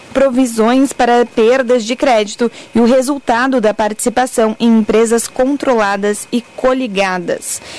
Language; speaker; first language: Portuguese; native; Portuguese